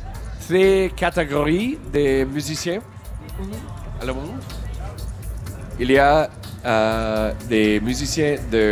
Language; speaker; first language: French; non-native, learner; English